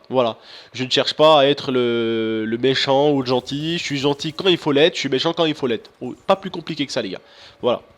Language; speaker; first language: French; early bilingual, other home language; Arabic